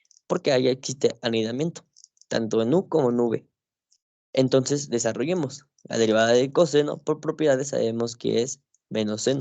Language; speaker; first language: Spanish; native; Spanish